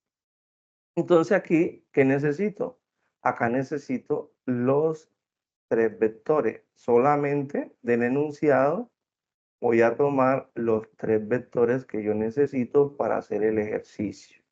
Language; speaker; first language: Spanish; native; Spanish